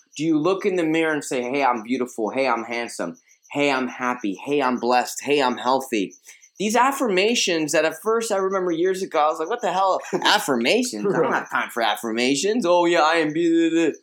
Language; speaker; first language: English; early bilingual, other home language; Spanish